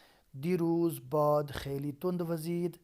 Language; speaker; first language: Persian; non-native, fluent; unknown